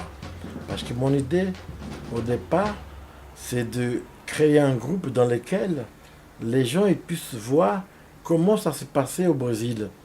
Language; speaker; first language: French; non-native, fluent; Portuguese